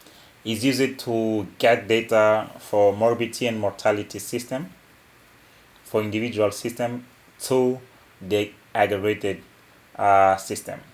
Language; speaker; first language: English; non-native, local second language; Portuguese